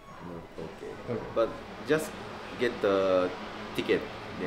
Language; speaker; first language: English; non-native, learner; Japanese